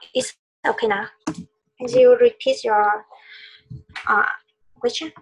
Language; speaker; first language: English; non-native, learner; Vietnamese